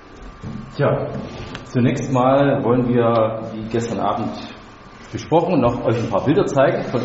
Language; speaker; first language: German; native; German